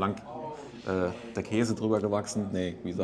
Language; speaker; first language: German; native; German